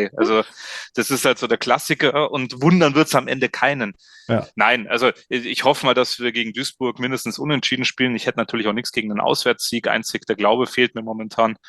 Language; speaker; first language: German; native; German